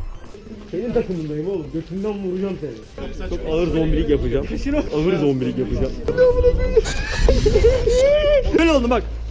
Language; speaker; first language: Turkish; native; Turkish